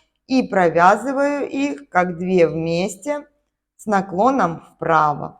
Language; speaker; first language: Russian; native; Russian